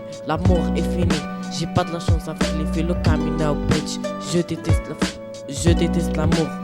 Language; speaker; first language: French; non-native, learner; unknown